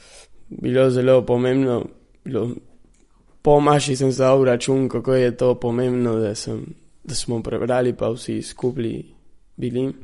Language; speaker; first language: Slovenian; early bilingual, heritage; Slovenian